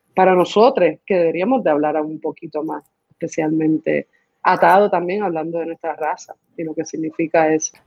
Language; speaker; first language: Spanish; early bilingual, other home language; English